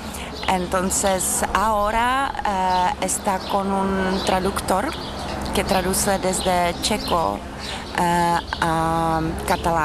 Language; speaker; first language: Spanish; non-native, learner; Czech